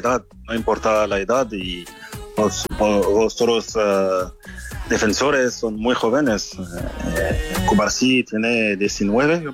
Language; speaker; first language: Spanish; non-native, fluent; French